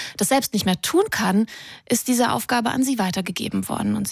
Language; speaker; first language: German; native; German